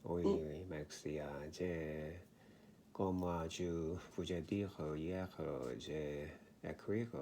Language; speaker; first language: French; non-native, learner; Korean